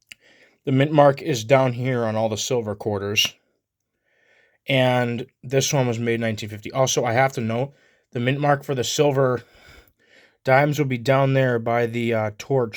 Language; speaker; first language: English; native; English